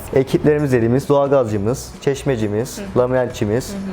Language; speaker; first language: Turkish; native; Turkish